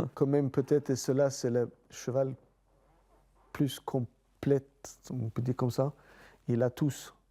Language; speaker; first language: French; non-native, fluent; Swedish